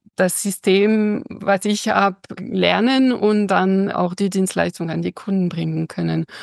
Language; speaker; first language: German; non-native, fluent; French